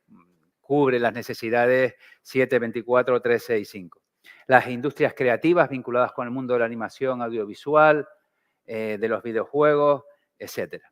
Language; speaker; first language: Spanish; native; Spanish